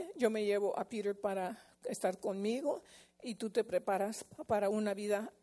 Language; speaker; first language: Spanish; early bilingual, heritage; Spanish